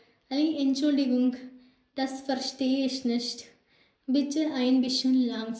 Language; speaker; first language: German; non-native, learner; Malayalam